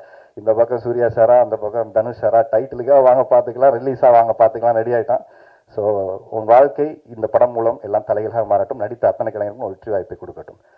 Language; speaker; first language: Tamil; native; Tamil